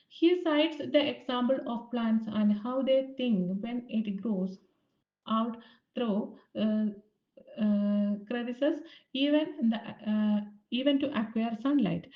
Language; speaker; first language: English; non-native, local second language; Malayalam